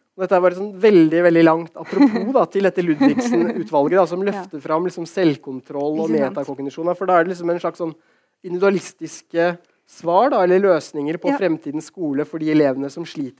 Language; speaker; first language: Norwegian; native; Norwegian